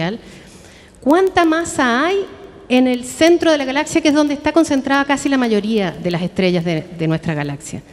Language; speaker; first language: Spanish; native; Spanish